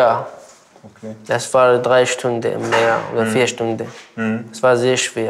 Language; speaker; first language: German; non-native, learner; Arabic